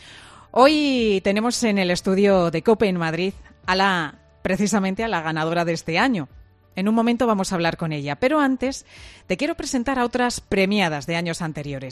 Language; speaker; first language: Spanish; native; Spanish